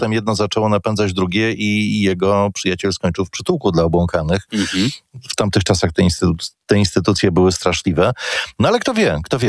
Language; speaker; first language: Polish; native; Polish